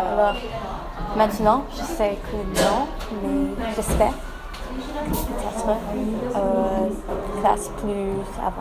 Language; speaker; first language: French; non-native, learner; English